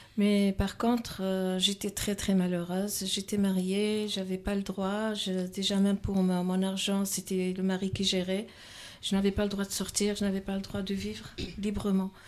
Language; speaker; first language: French; non-native, local second language; Kabyle